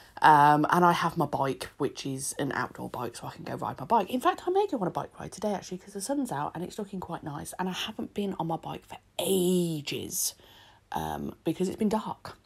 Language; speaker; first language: English; native; English